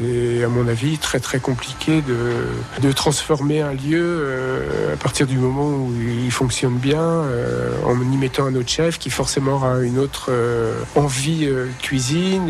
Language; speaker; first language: French; native; French